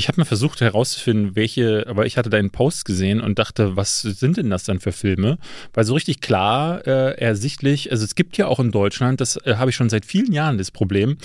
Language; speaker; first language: German; native; German